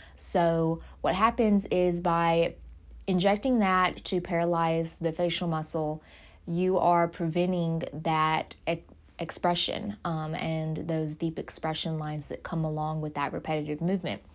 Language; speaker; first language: English; native; English